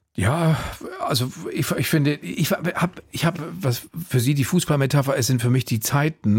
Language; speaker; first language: German; native; German